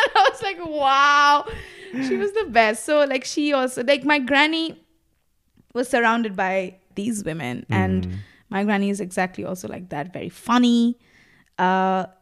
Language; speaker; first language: English; non-native, local second language; Bangla